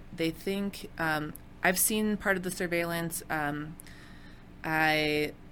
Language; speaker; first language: English; native; English